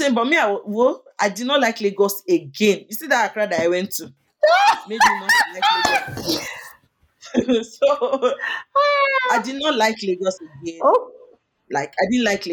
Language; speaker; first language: English; non-native, local second language; Yoruba